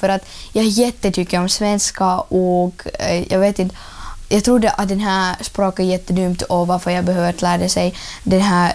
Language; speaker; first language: Swedish; early bilingual, other home language; Ukrainian